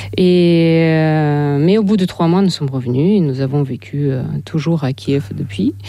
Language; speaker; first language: French; non-native, fluent; Russian